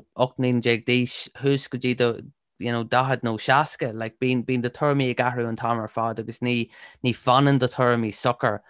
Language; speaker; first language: Irish; non-native, local second language; English